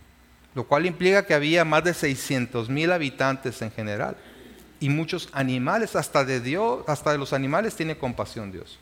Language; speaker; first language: Spanish; native; Spanish